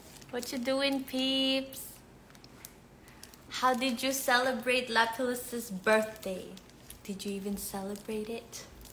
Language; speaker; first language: English; non-native, local second language; Filipino